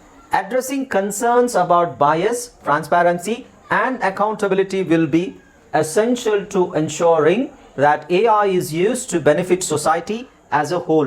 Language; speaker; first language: English; non-native, local second language; Kannada